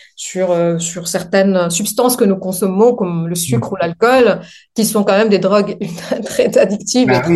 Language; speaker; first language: French; non-native, local second language; Arabic